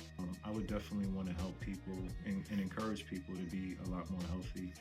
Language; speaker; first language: English; native; English